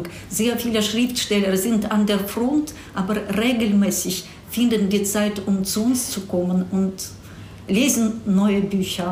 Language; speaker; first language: German; non-native, fluent; Russian